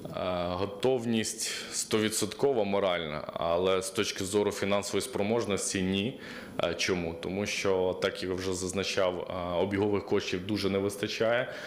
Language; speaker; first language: Ukrainian; native; Ukrainian